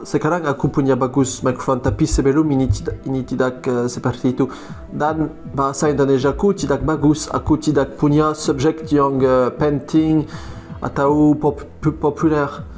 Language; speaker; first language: Indonesian; non-native, learner; French